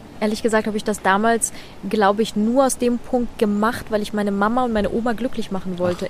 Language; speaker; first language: German; early bilingual, other home language; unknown